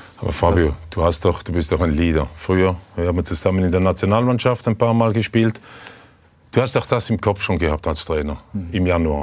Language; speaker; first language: German; native; German